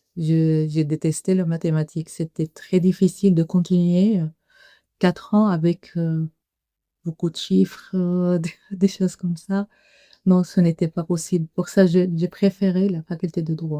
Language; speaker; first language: French; non-native, learner; Arabic